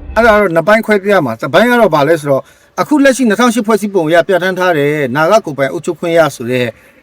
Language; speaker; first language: Burmese; non-native, local second language; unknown